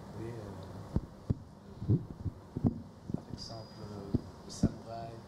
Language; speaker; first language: French; non-native, fluent; Portuguese